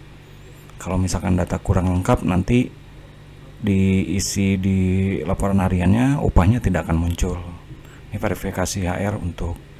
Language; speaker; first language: Indonesian; native; Indonesian